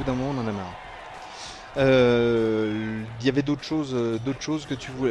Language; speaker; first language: French; native; French